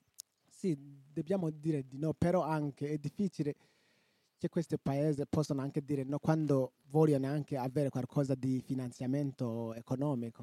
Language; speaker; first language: Italian; non-native, local second language; Rundi